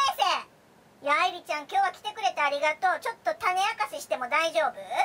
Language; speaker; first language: Japanese; native; Japanese